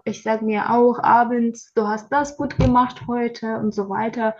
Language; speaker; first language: German; non-native, learner; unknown